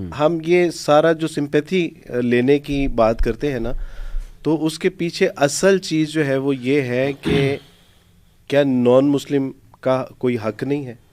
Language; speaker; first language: Urdu; non-native, local second language; Punjabi